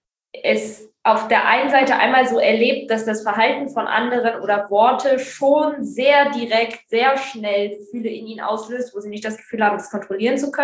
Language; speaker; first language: German; native; German